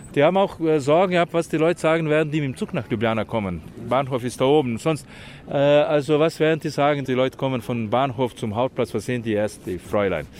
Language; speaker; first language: German; non-native, fluent; Slovenian